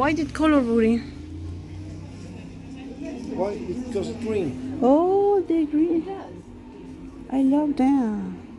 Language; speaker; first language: English; non-native, learner; Spanish